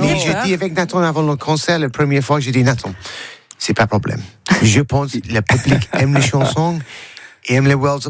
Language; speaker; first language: French; non-native, learner; English